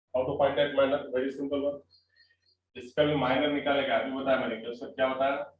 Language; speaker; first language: Hindi; non-native, local second language; Marathi